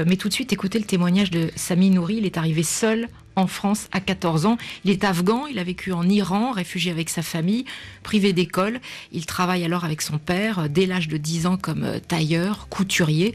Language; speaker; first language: French; native; French